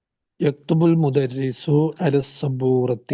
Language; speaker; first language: Arabic; non-native, learner; Malayalam